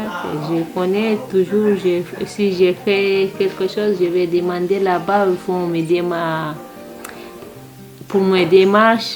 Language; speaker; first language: French; non-native, learner; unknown